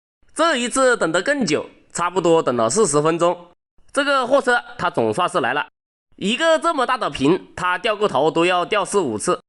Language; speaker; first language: Chinese; native; Chinese